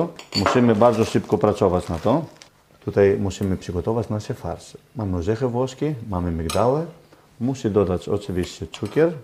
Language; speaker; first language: Polish; non-native, learner; Greek